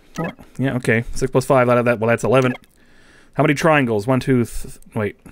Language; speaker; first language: English; native; English